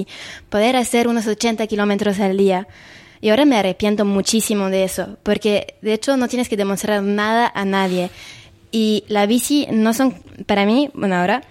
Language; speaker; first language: Spanish; non-native, fluent; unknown